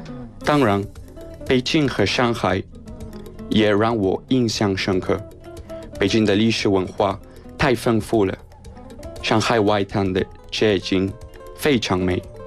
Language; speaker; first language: Chinese; non-native, fluent; Spanish